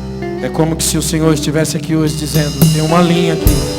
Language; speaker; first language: Portuguese; native; Portuguese